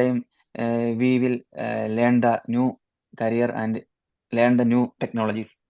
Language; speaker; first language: English; non-native, learner; Malayalam